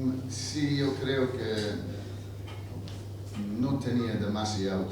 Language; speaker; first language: Spanish; non-native, fluent; English